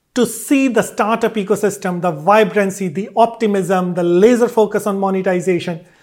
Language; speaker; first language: English; non-native, local second language; Hindi